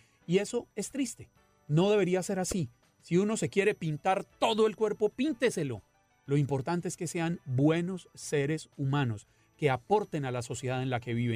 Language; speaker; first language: Spanish; native; Spanish